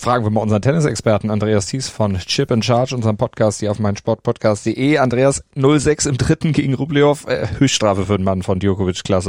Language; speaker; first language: German; native; German